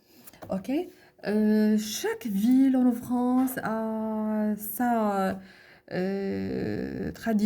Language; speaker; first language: French; non-native, learner; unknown